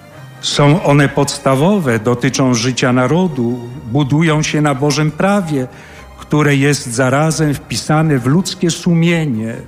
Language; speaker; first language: Polish; native; Polish